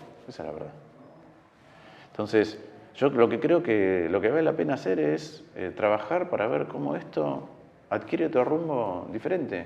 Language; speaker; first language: Spanish; native; Spanish